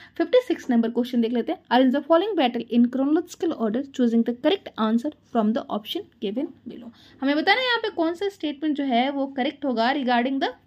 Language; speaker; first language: Hindi; native; Hindi